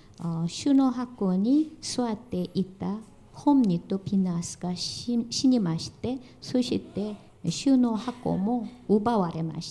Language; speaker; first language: Japanese; non-native, fluent; Korean